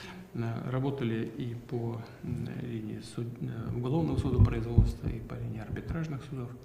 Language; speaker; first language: Russian; native; Russian